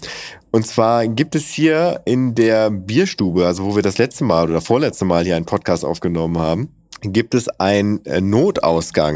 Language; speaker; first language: German; native; German